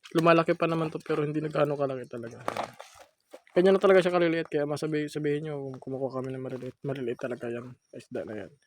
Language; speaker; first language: Filipino; non-native, local second language; Masbatenyo